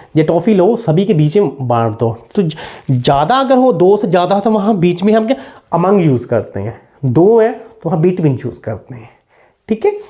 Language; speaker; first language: Hindi; native; Hindi